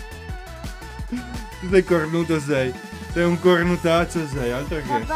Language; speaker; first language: Italian; native; Italian